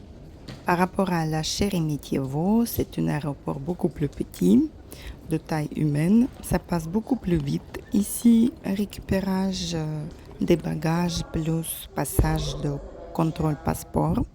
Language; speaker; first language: French; non-native, fluent; Russian